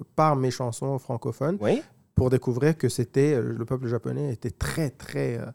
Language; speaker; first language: French; non-native, local second language; Kinyarwanda